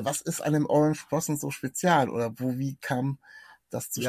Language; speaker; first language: German; native; German